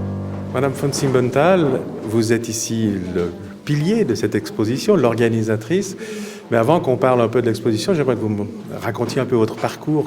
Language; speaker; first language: French; native; French